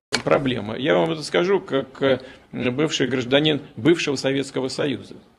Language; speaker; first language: Russian; native; Russian